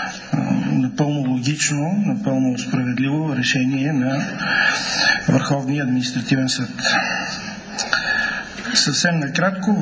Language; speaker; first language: Bulgarian; native; Bulgarian